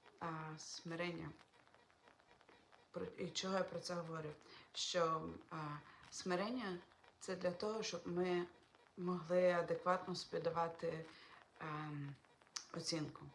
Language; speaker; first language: Ukrainian; non-native, local second language; Russian